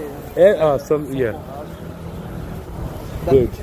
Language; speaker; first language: Portuguese; non-native, learner; English